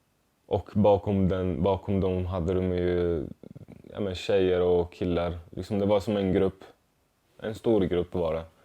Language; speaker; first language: Swedish; non-native, fluent; Arabic